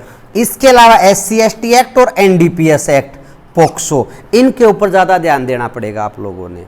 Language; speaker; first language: Hindi; native; Hindi